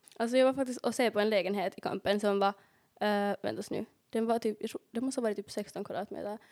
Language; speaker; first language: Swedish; native; Swedish